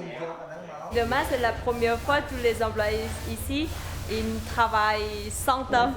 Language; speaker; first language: French; non-native, learner; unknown